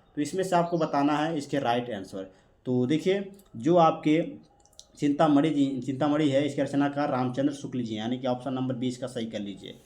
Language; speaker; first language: Hindi; native; Hindi